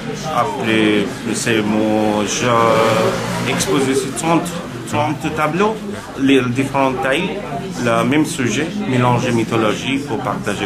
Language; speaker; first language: French; non-native, learner; Bangla